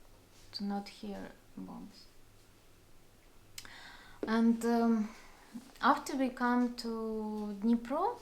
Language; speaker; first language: English; non-native, learner; Russian